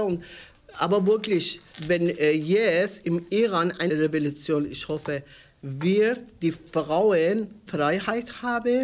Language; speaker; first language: German; non-native, learner; Persian